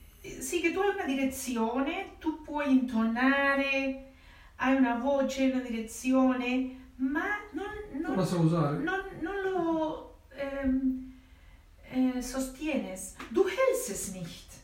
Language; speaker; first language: Italian; non-native, learner; Spanish